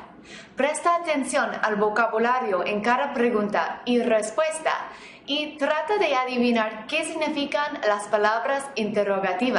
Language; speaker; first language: Spanish; non-native, fluent; English